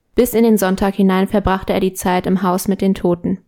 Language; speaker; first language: German; non-native, fluent; Spanish